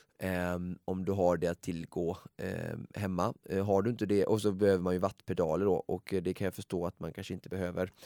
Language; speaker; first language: Swedish; native; Swedish